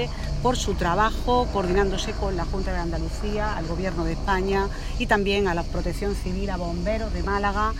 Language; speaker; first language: Spanish; native; Spanish